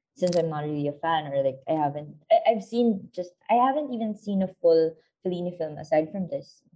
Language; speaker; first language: English; non-native, local second language; Filipino